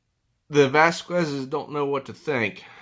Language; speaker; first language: English; native; English